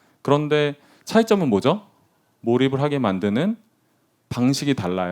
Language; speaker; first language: Korean; native; Korean